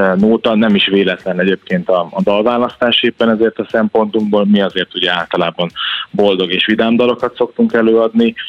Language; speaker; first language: Hungarian; native; Hungarian